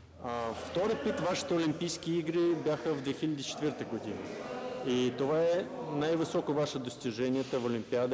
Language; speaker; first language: Bulgarian; non-native, learner; Russian